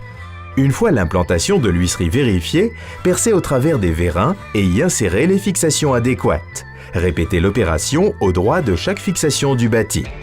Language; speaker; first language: French; native; French